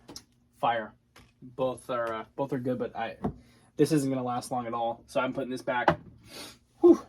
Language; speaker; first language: English; native; English